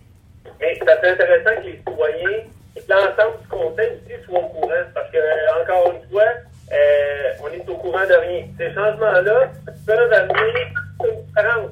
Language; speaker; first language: French; native; French